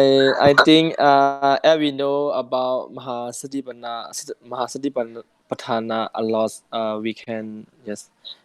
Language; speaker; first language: English; non-native, learner; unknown